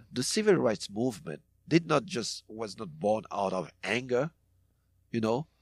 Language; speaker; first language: English; non-native, fluent; French